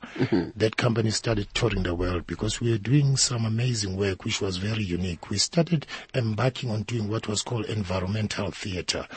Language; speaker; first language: English; non-native, local second language; Zulu